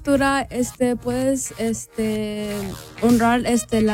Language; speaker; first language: Spanish; early bilingual, heritage; Spanish